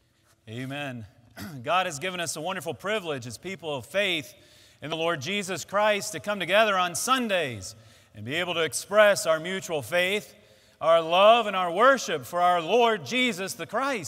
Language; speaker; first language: English; native; English